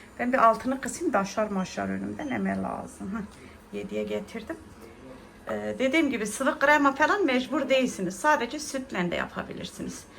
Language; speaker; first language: Turkish; native; Turkish